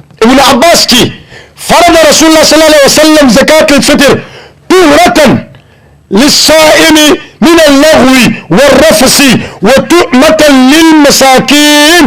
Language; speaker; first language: Arabic; non-native, fluent; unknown